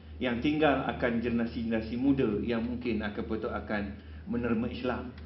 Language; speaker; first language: Malay; non-native, local second language; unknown